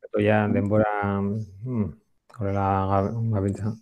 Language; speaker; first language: Basque; non-native, local second language; Spanish